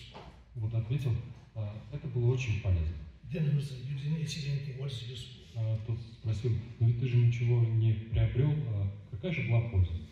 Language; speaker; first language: Russian; native; Russian